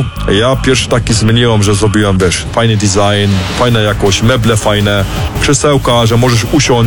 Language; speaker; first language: Polish; early bilingual, heritage; Polish